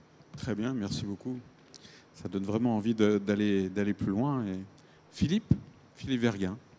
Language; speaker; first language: French; native; French